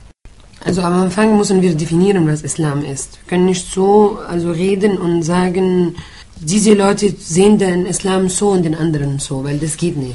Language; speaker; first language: German; non-native, fluent; Arabic